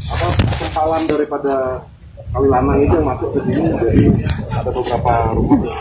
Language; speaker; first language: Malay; non-native, local second language; Javanese